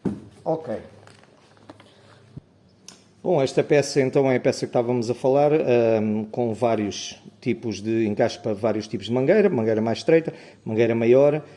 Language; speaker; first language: Portuguese; native; Portuguese